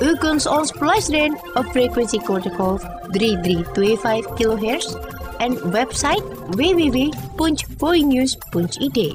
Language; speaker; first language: Dutch; non-native, fluent; Indonesian